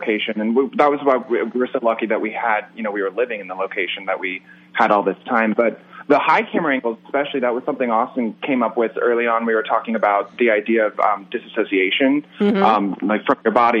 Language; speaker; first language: English; native; English